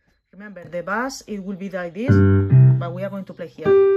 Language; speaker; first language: English; non-native, learner; Catalan